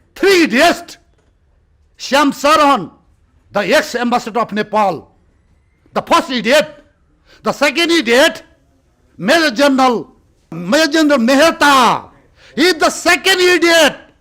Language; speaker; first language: English; non-native, local second language; Nepali